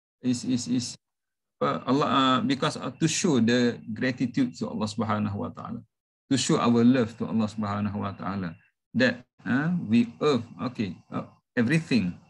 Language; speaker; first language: English; non-native, local second language; Malay